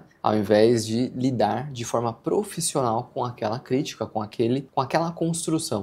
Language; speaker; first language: Portuguese; native; Portuguese